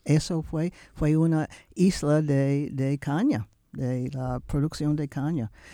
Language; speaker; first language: Spanish; non-native, fluent; English